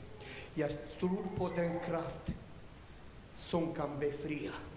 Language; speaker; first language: Swedish; non-native, learner; Romanian